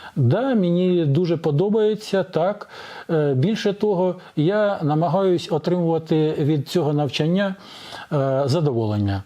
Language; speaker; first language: Ukrainian; non-native, local second language; Russian